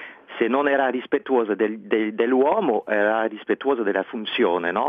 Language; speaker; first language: Italian; non-native, fluent; French